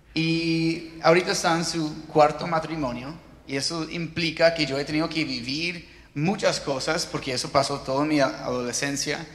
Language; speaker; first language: Spanish; non-native, fluent; English